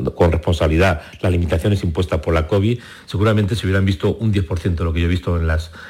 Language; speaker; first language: Spanish; native; Spanish